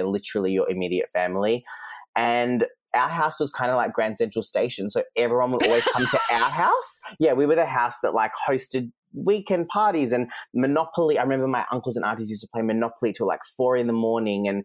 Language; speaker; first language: English; non-native, local second language; Serbian